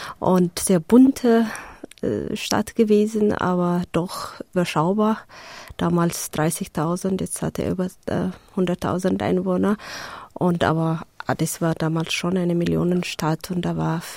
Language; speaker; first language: German; non-native, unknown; Amharic